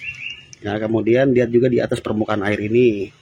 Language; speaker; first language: Indonesian; native; Indonesian